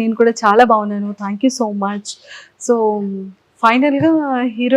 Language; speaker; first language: Telugu; native; Telugu